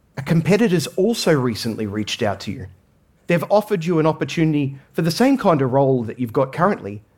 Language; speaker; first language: English; native; English